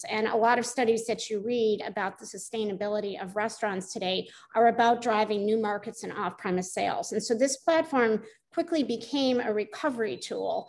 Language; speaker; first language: English; native; English